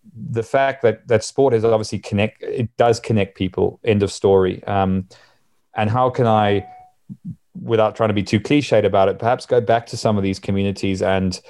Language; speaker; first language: English; native; English